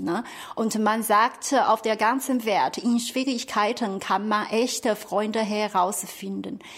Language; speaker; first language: German; non-native, fluent; Chinese